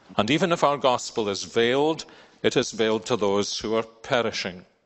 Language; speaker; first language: English; native; English